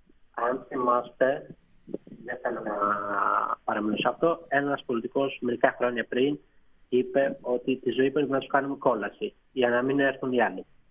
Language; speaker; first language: Greek; non-native, fluent; Persian